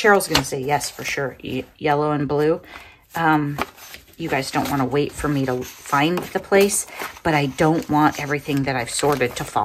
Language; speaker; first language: English; native; English